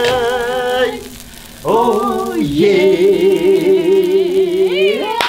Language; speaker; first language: Japanese; native; Japanese